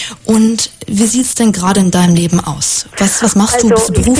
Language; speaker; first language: German; native; German